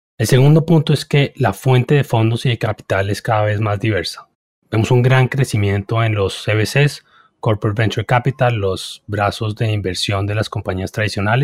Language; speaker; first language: Spanish; native; Spanish